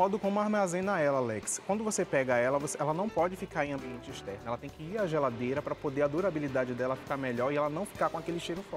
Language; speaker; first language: Portuguese; native; Portuguese